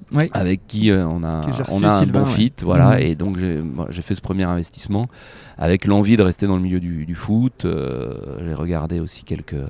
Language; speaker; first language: French; native; French